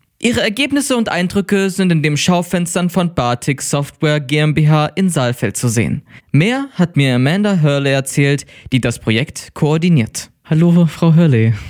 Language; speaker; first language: German; native; German